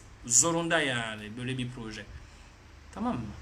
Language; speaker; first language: Turkish; non-native, learner; French